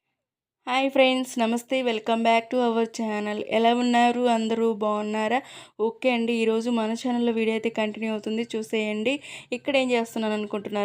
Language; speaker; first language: Telugu; native; Telugu